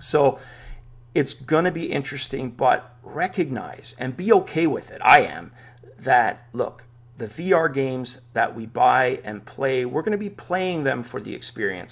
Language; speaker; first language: English; native; English